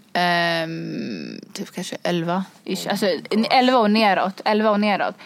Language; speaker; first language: Swedish; early bilingual, other home language; Kurdish